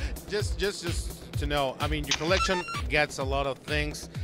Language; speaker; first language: English; non-native, fluent; Spanish